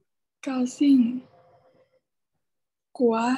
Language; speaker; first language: Chinese; non-native, learner; Thai